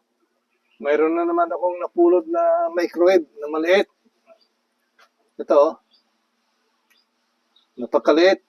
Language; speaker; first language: Filipino; native; Filipino